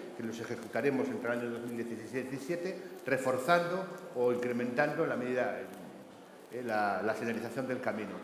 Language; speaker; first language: Spanish; non-native, local second language; Galician